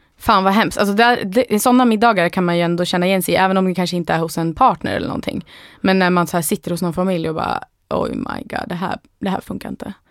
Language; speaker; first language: Swedish; native; Swedish